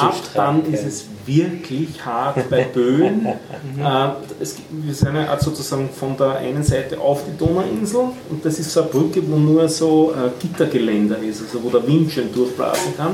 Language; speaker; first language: German; native; German